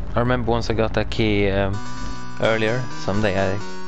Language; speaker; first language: English; non-native, fluent; Swedish